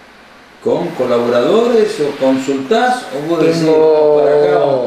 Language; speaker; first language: Spanish; native; Spanish